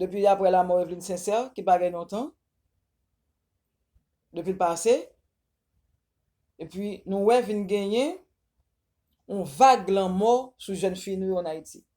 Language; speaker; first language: French; non-native, local second language; Haitian Creole